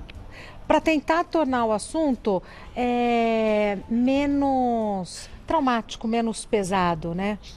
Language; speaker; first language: Portuguese; native; Portuguese